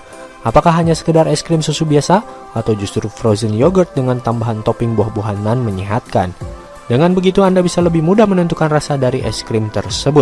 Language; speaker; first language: Indonesian; native; Indonesian